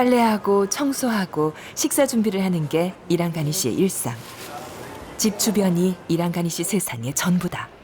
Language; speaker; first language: Korean; native; Korean